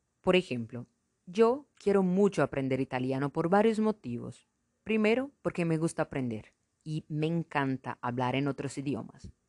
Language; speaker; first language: Spanish; non-native, fluent; Portuguese